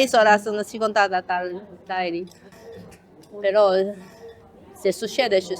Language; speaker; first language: Italian; non-native, learner; Chinese